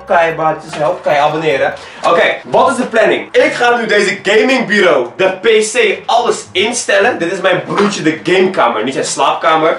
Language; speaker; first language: Dutch; native; Dutch